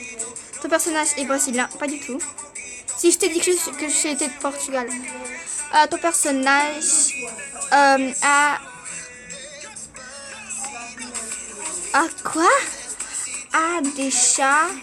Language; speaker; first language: French; early bilingual, other home language; Portuguese